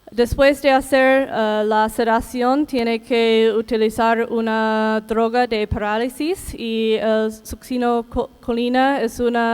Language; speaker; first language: Spanish; non-native, fluent; English